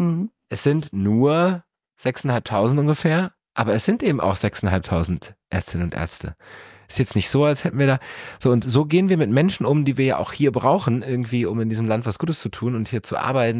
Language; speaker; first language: German; native; German